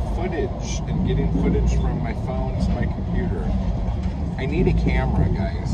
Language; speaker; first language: English; native; English